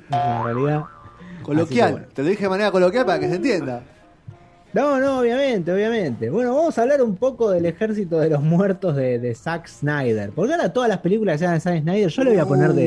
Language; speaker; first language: Spanish; native; Spanish